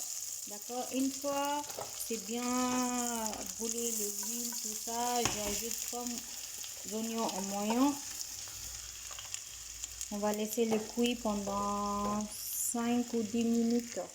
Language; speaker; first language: French; non-native, fluent; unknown